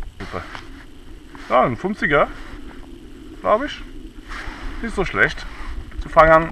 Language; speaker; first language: German; non-native, fluent; French